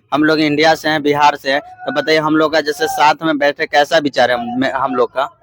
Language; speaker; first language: Hindi; native; Hindi